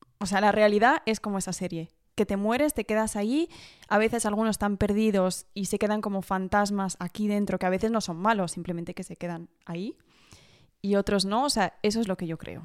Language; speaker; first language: Spanish; early bilingual, heritage; Spanish